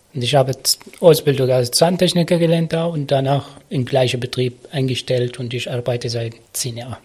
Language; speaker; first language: German; non-native, learner; Arabic